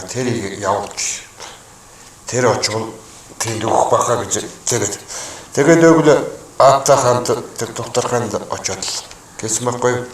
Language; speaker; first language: Mongolian; non-native, local second language; Kazakh